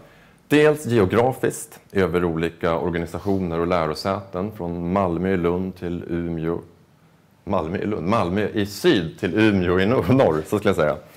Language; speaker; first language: Swedish; native; Swedish